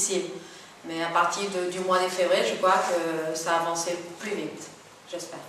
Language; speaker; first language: French; non-native, fluent; Spanish